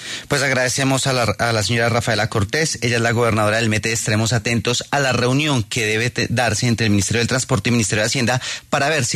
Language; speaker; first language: Spanish; native; Spanish